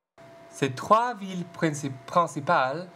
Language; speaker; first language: French; non-native, learner; English